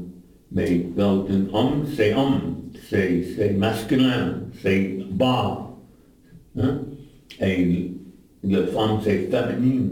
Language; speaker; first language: French; non-native, learner; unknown